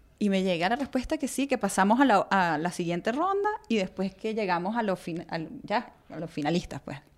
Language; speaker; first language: Spanish; native; Spanish